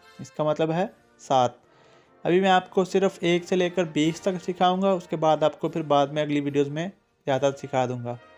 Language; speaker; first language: Urdu; native; Urdu